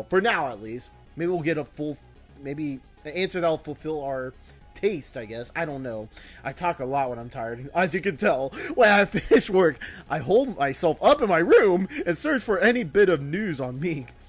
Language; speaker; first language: English; native; English